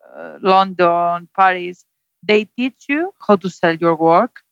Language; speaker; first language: English; non-native, fluent; Spanish